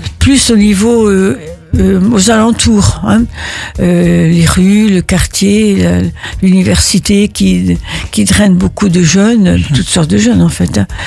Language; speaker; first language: French; early bilingual, other home language; Italian